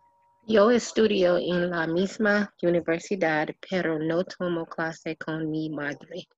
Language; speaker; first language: Spanish; non-native, learner; English